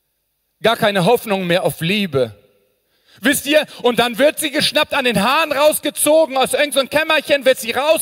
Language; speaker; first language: German; native; German